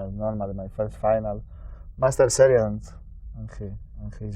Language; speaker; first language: English; non-native, learner; Spanish